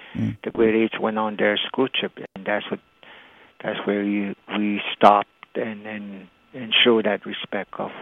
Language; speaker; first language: English; non-native, fluent; Cree